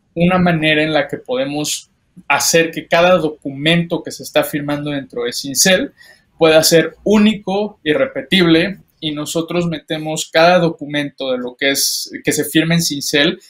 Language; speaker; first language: Spanish; native; Spanish